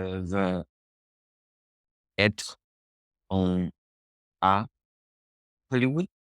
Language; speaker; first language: French; non-native, learner; Spanish